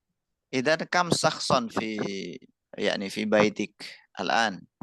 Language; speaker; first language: Arabic; non-native, learner; Indonesian